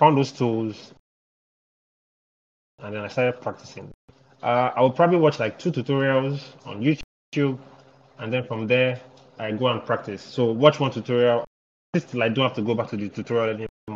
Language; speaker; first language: English; non-native, local second language; Yoruba